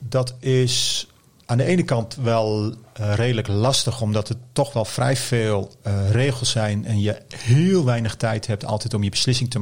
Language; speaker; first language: Dutch; native; Dutch